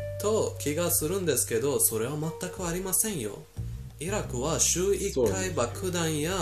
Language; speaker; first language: Japanese; non-native, fluent; Persian